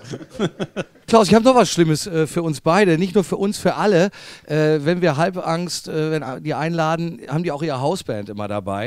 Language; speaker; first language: German; native; German